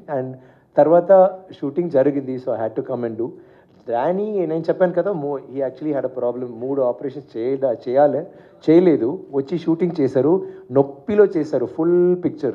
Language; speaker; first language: Telugu; non-native, learner; Tamil